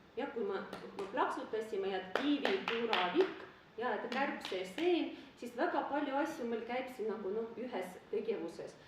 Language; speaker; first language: Estonian; non-native, local second language; Russian